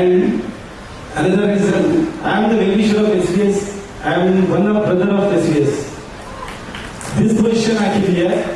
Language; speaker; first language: English; non-native, local second language; Telugu